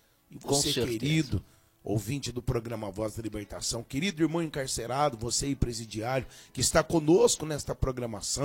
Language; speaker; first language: Portuguese; native; Portuguese